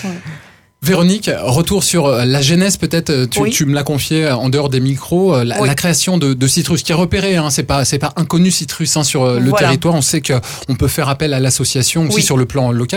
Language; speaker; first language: French; native; French